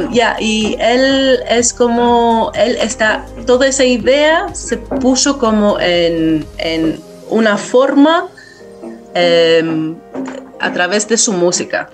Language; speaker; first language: Spanish; non-native, fluent; Greek